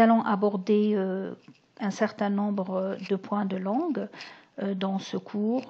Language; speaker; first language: French; non-native, local second language; Arabic